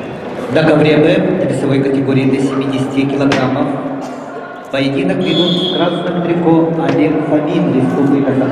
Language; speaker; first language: Russian; native; Russian